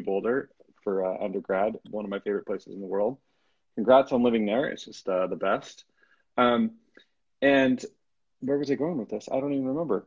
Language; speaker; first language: English; native; English